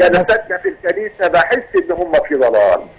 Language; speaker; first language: Arabic; native; Arabic